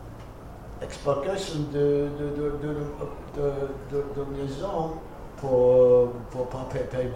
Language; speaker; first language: French; non-native, fluent; English